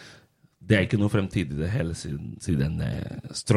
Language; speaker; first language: Norwegian; non-native, fluent; Spanish